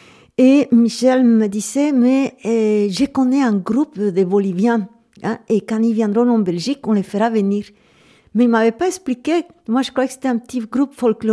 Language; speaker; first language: French; native; French